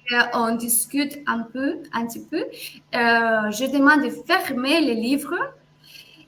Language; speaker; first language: French; non-native, fluent; Spanish